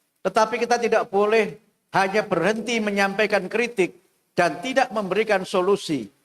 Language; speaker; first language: Indonesian; non-native, local second language; Javanese